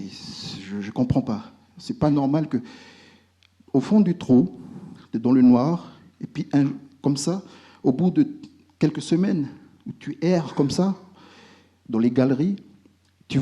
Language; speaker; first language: French; native; French